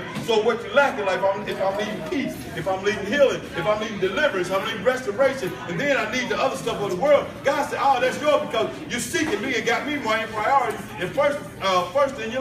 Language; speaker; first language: English; native; English